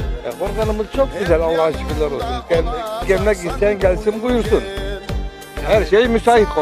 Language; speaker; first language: Turkish; native; Turkish